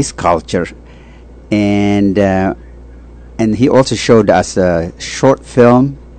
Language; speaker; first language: English; non-native, fluent; Tigrinya